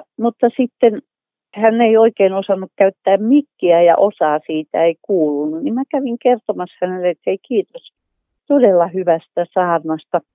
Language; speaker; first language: Finnish; native; Finnish